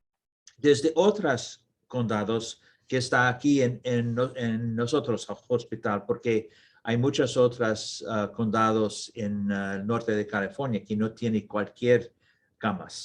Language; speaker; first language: Spanish; non-native, learner; English